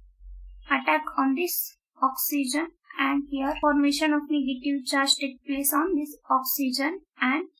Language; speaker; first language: English; non-native, local second language; Marathi